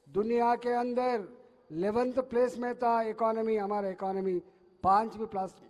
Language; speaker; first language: Hindi; non-native, local second language; Telugu